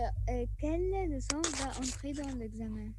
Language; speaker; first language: French; non-native, learner; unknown